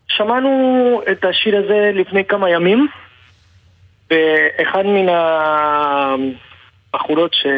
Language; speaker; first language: Hebrew; non-native, learner; Spanish